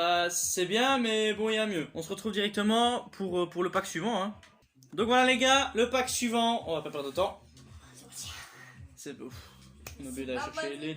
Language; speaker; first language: French; native; French